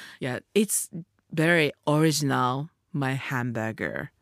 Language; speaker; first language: English; non-native, learner; Japanese